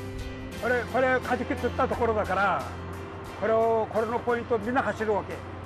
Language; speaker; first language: Japanese; native; Japanese